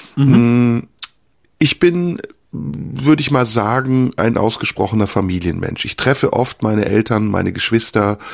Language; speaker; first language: German; early bilingual, other home language; Turkish